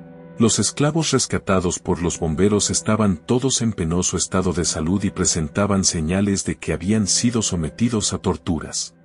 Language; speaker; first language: Spanish; native; Spanish